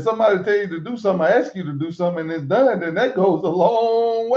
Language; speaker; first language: English; native; English